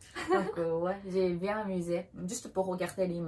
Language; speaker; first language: French; non-native, learner; Japanese